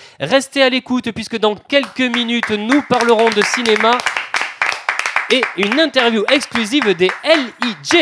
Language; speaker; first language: French; native; French